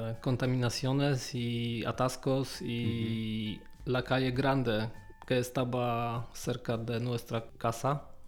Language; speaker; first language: Spanish; non-native, learner; Polish